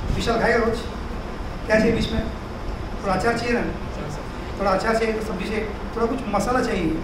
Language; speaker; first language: Hindi; non-native, local second language; Telugu